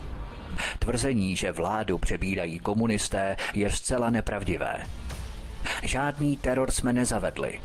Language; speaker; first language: Czech; native; Czech